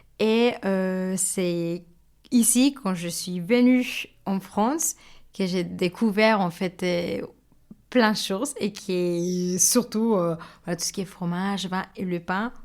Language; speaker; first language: French; non-native, fluent; Spanish